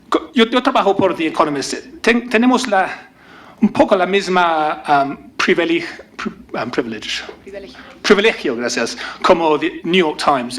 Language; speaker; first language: Spanish; non-native, learner; English